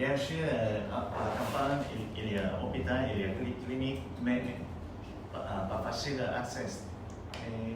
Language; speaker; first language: French; non-native, learner; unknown